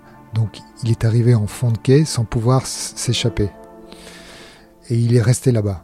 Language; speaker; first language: French; native; French